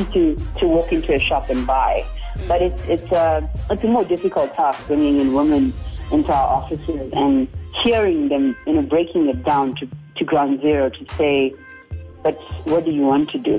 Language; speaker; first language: English; native; English